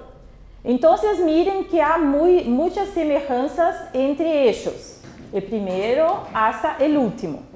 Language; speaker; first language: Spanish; non-native, fluent; Portuguese